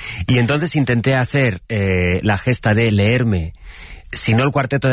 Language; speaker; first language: Spanish; native; Spanish